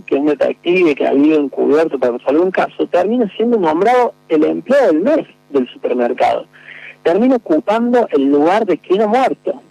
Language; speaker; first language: Spanish; native; Spanish